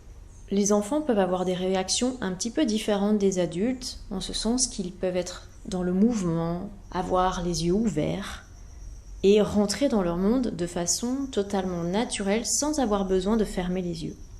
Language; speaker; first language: French; native; French